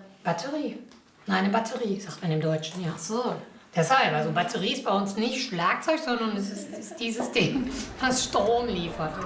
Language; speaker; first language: German; native; German